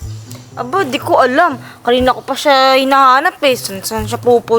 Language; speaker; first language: Filipino; native; Filipino